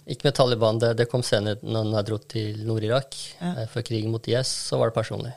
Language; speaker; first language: Norwegian; early bilingual, other home language; Kurdish